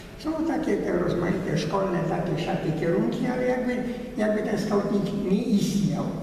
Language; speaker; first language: Polish; early bilingual, heritage; Polish